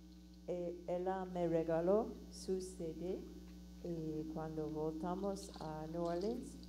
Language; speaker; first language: Portuguese; non-native, learner; English